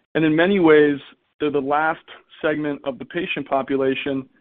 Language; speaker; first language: English; native; English